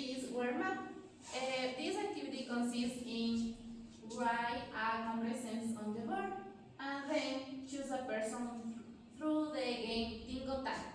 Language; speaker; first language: English; non-native, learner; Spanish